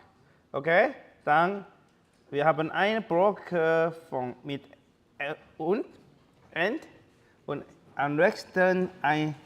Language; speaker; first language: German; non-native, learner; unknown